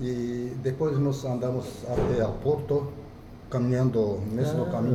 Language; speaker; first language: Portuguese; non-native, fluent; Japanese